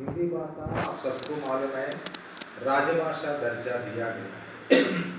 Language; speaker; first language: Hindi; non-native, local second language; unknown